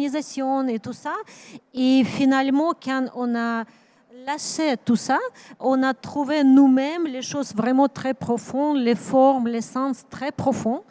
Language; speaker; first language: French; non-native, learner; Ukrainian